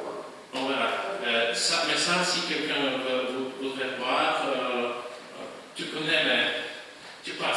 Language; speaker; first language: French; non-native, fluent; Polish